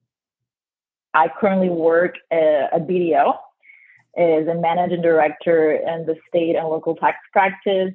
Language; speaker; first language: English; non-native, fluent; Spanish